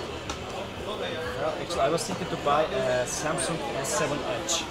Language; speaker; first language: English; non-native, fluent; Turkish